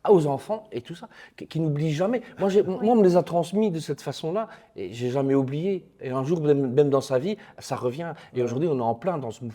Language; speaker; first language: French; native; French